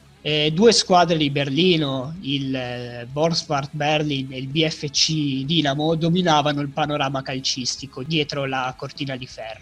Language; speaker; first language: Italian; native; Italian